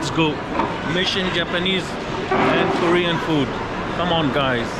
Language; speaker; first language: English; non-native, fluent; Pashto